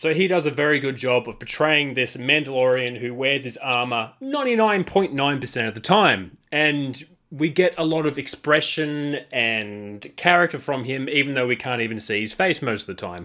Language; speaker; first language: English; native; English